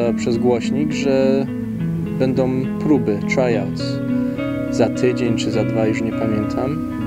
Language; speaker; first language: Polish; early bilingual, heritage; Polish